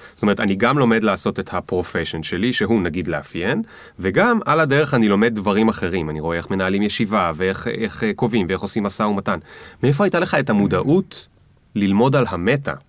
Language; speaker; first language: Hebrew; native; Hebrew